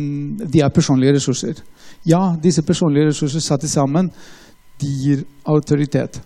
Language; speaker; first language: Norwegian; non-native, fluent; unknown